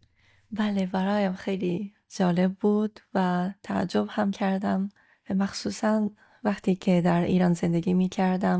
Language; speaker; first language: Persian; non-native, fluent; Japanese